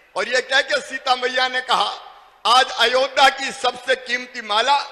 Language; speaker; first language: Hindi; native; Hindi